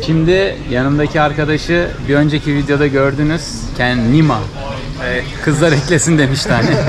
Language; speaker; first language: Turkish; native; Turkish